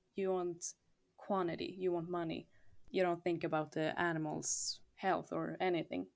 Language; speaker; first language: English; non-native, fluent; Swedish